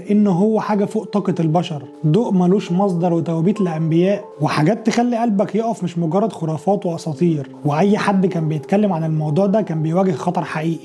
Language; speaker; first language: Arabic; native; Arabic